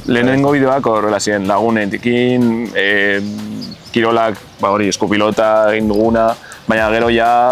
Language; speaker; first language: Basque; non-native, local second language; Spanish